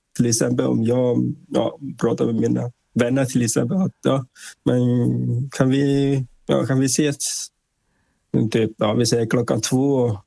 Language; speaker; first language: Swedish; non-native, fluent; Vietnamese